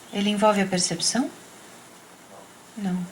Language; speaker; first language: Portuguese; native; Portuguese